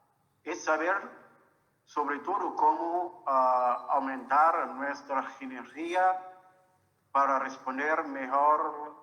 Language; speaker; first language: Spanish; non-native, fluent; Portuguese